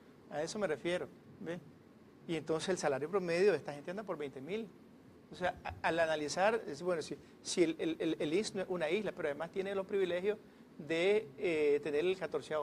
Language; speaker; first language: Spanish; native; Spanish